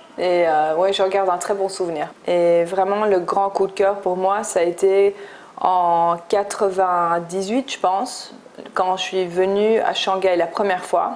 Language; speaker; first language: French; early bilingual, other home language; English